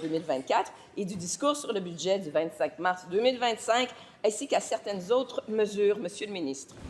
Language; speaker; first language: French; native; French